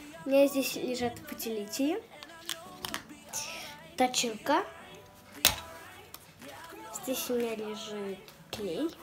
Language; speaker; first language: Russian; early bilingual, heritage; Russian